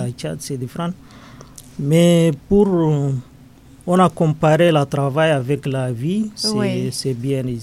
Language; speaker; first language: French; non-native, learner; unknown